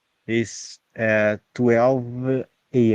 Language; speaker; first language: English; non-native, learner; Portuguese